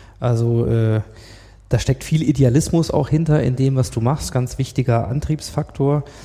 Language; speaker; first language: German; native; German